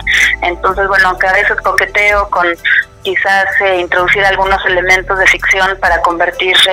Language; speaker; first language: Spanish; native; Spanish